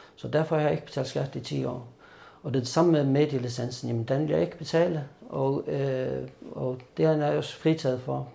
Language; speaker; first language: Danish; native; Danish